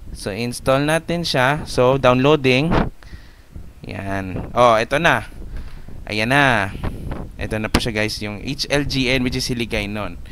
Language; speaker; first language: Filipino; non-native, local second language; Hiligaynon